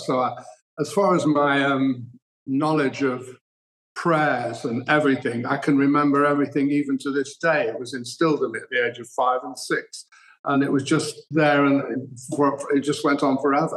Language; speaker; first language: English; native; English